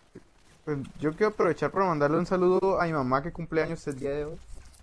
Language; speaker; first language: Spanish; native; Spanish